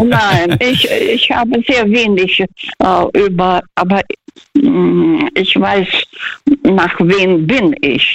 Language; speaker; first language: German; early bilingual, heritage; Russian